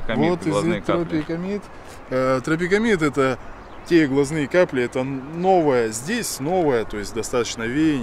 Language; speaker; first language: Russian; native; Russian